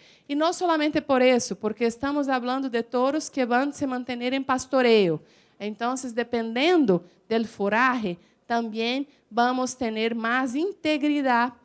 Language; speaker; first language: Spanish; non-native, fluent; Portuguese